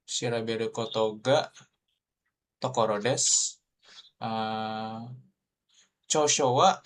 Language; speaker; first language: Japanese; non-native, learner; Indonesian